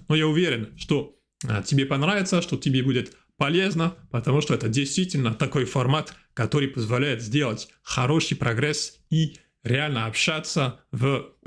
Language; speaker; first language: Russian; non-native, fluent; French